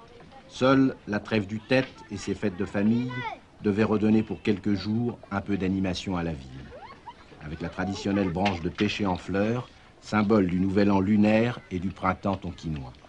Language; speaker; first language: French; native; French